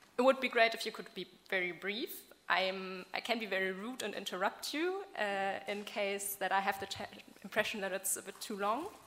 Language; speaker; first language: English; non-native, fluent; German